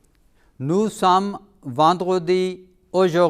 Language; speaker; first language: French; non-native, fluent; Urdu